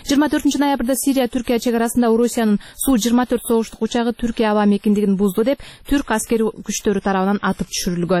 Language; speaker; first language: Kyrgyz; native; Kyrgyz